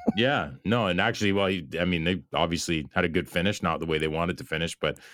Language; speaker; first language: English; native; English